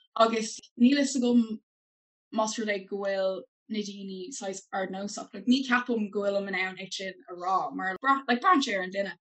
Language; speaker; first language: Irish; non-native, local second language; English